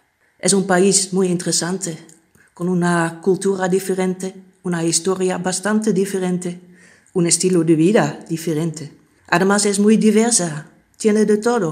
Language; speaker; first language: Spanish; non-native, fluent; Dutch